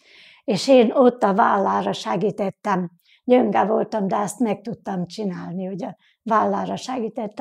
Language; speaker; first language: Hungarian; native; Hungarian